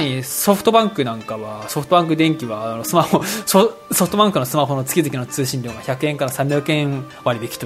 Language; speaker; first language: Japanese; native; Japanese